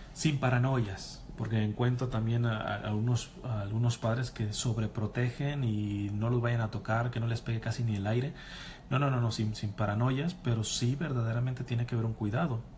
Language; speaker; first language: Spanish; native; Spanish